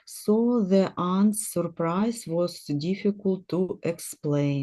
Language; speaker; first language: English; non-native, learner; Russian